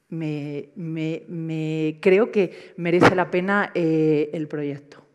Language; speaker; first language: Spanish; native; Spanish